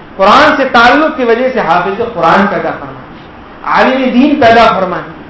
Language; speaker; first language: Urdu; non-native, local second language; Gujarati